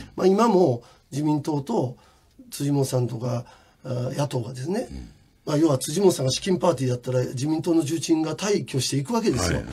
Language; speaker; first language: Japanese; native; Japanese